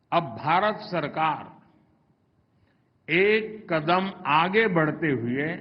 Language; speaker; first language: Hindi; non-native, local second language; Gujarati